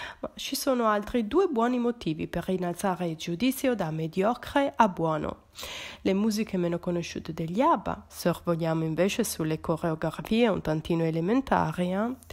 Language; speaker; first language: Italian; native; Italian